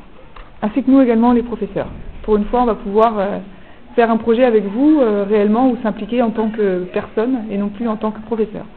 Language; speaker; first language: French; native; French